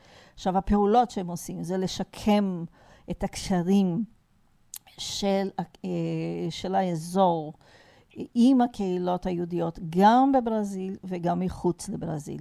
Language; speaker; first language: Hebrew; non-native, fluent; Portuguese